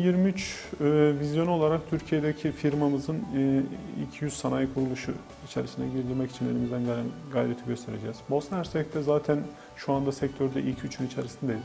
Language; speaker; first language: Turkish; native; Turkish